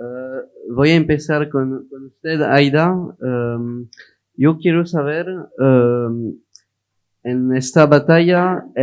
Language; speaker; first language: Spanish; non-native, learner; French